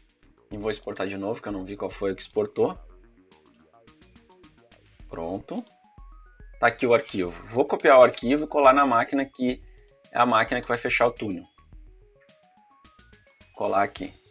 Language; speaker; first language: Portuguese; native; Portuguese